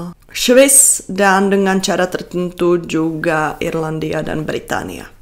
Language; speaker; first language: Indonesian; non-native, fluent; Czech